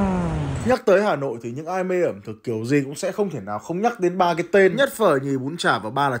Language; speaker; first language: Vietnamese; native; Vietnamese